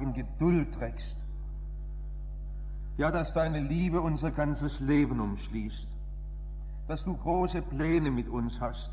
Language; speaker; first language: German; native; German